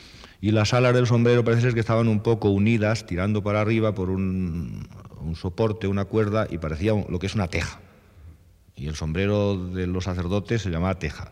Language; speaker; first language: Spanish; native; Spanish